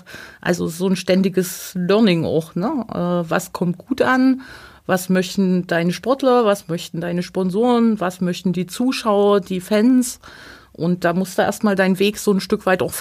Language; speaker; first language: German; native; German